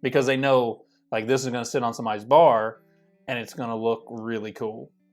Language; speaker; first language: English; native; English